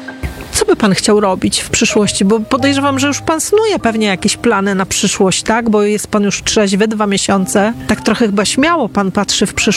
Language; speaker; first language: Polish; native; Polish